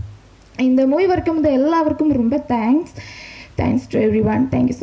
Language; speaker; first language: Tamil; non-native, learner; Malayalam